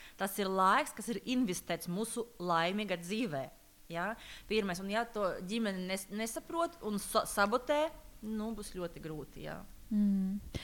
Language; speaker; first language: Latvian; non-native, local second language; Russian